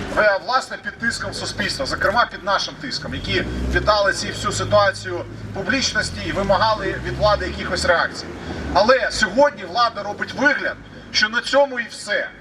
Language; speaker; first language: Ukrainian; native; Ukrainian